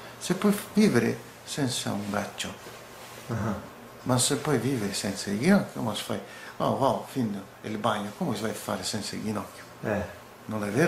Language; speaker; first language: Italian; non-native, learner; Portuguese